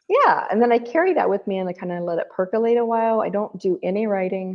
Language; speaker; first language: English; native; English